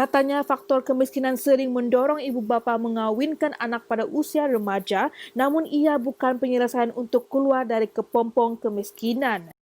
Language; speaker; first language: Malay; native; Malay